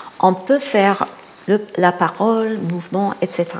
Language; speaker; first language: French; non-native, fluent; English